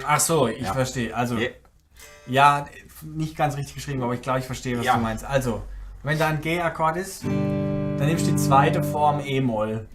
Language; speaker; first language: German; native; German